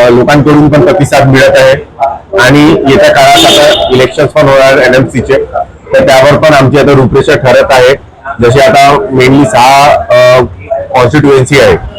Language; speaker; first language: Marathi; native; Marathi